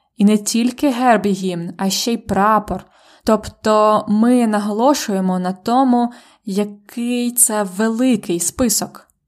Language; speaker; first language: Ukrainian; native; Ukrainian